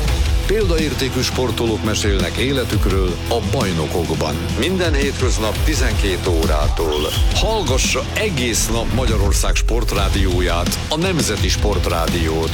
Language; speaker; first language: Hungarian; native; Hungarian